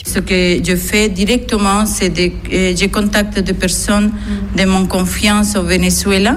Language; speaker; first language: French; non-native, learner; Spanish